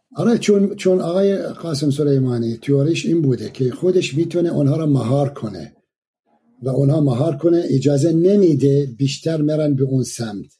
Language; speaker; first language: Persian; non-native, fluent; Arabic